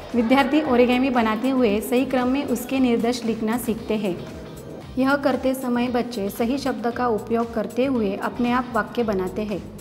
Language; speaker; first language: Hindi; non-native, local second language; Marathi